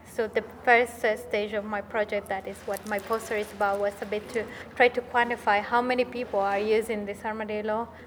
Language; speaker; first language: English; non-native, fluent; Spanish